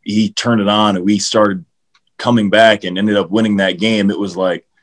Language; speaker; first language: English; native; English